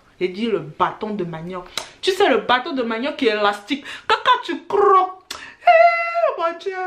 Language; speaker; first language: French; early bilingual, other home language; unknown